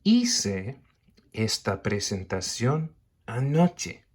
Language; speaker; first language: Spanish; non-native, fluent; English